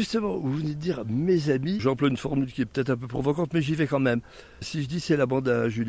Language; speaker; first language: French; native; French